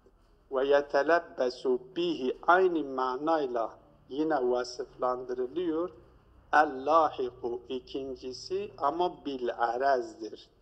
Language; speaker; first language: Turkish; native; Turkish